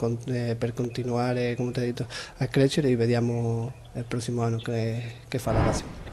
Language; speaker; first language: Italian; non-native, fluent; Spanish